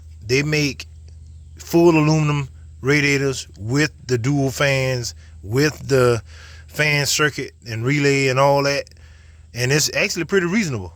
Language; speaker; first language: English; native; English